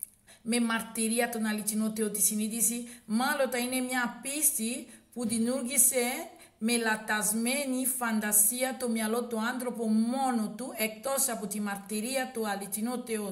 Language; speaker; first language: Greek; non-native, learner; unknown